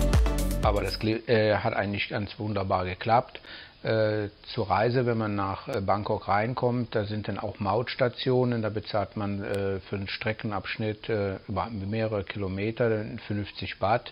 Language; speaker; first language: German; native; German